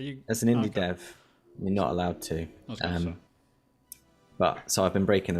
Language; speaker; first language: English; native; English